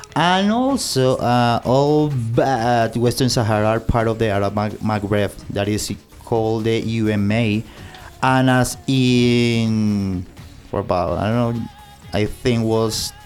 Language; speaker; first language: English; non-native, fluent; Spanish